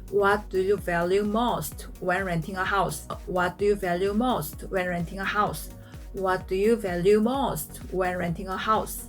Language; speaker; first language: English; non-native, fluent; Korean